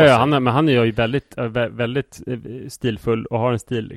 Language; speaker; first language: Swedish; native; Swedish